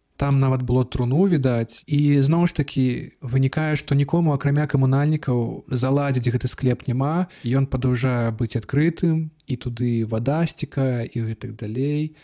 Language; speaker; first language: Belarusian; native; Belarusian